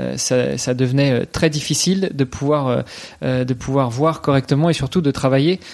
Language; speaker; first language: French; native; French